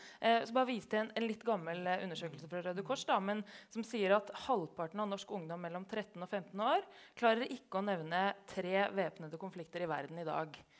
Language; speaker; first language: Norwegian; native; Norwegian